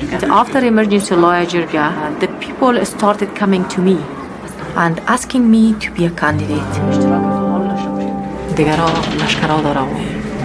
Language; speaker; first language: English; non-native, fluent; Persian